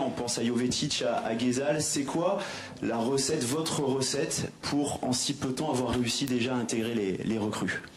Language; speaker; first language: French; native; French